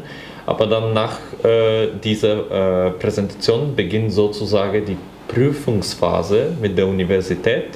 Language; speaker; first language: German; non-native, fluent; Bulgarian